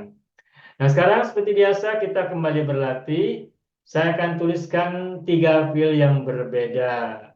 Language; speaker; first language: Indonesian; native; Indonesian